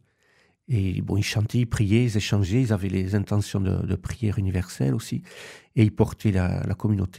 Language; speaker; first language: French; native; French